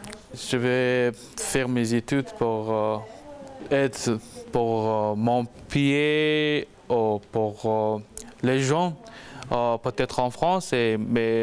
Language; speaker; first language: French; non-native, learner; Persian